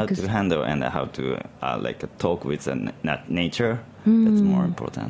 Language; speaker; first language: English; non-native, learner; Japanese